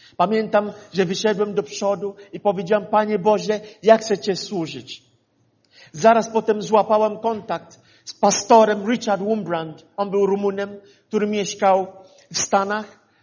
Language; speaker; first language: Polish; non-native, fluent; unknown